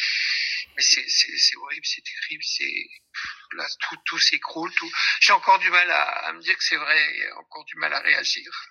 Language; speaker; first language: French; native; French